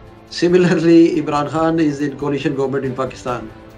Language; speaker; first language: English; non-native, local second language; Urdu